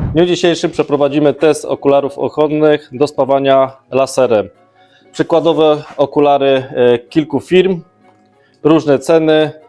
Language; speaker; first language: Polish; native; Polish